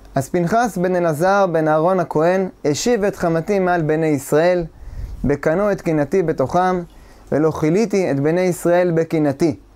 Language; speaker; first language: Hebrew; native; Hebrew